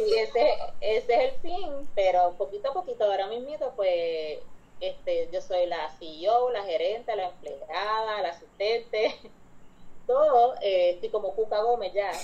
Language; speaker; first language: Spanish; native; Spanish